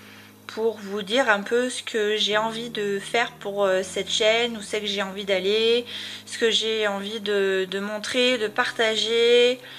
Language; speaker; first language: French; native; French